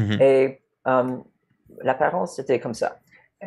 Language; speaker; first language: French; non-native, fluent; English